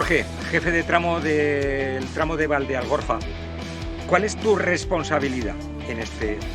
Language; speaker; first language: Spanish; native; Spanish